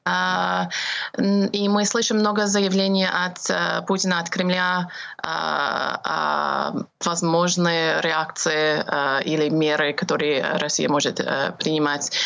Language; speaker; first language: Russian; non-native, fluent; English